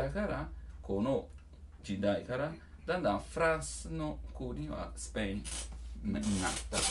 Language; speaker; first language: Japanese; non-native, learner; Italian